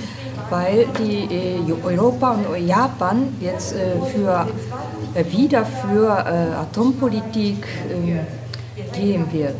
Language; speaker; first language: German; non-native, learner; Japanese